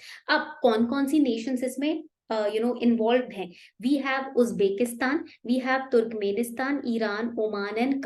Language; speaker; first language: Hindi; native; Hindi